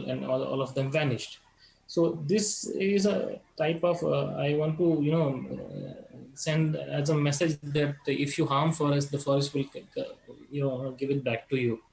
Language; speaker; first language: English; non-native, local second language; Santali